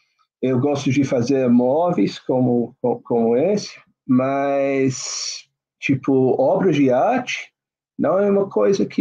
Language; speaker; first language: Portuguese; non-native, fluent; English